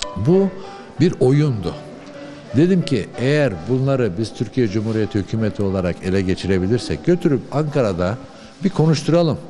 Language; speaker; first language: Turkish; early bilingual, other home language; Uyghur